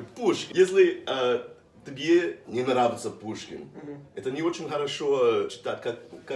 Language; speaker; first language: Russian; non-native, learner; Portuguese